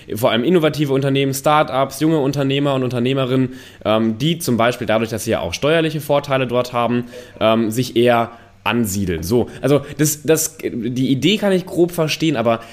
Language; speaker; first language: German; native; German